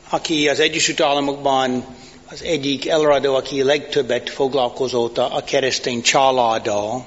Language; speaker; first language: Hungarian; non-native, fluent; English